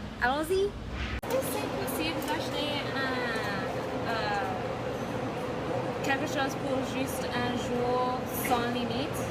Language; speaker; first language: French; non-native, learner; English